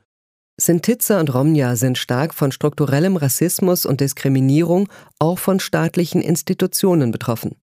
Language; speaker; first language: German; native; German